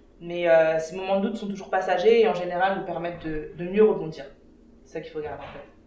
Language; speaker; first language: French; early bilingual, other home language; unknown